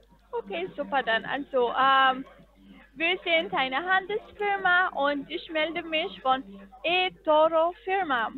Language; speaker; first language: German; non-native, fluent; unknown